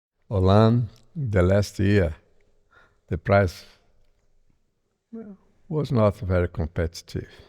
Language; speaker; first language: English; non-native, learner; Portuguese